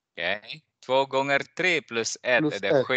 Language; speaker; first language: Swedish; non-native, fluent; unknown